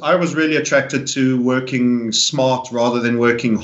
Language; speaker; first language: English; native; English